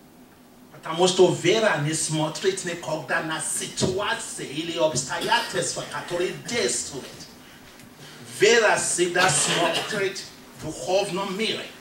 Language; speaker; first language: Russian; non-native, fluent; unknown